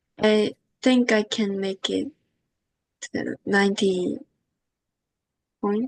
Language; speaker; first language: English; non-native, learner; Korean